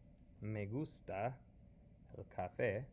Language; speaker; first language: Spanish; non-native, fluent; English